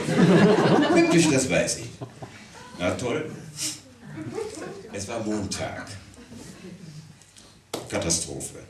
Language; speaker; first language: German; non-native, local second language; Wolof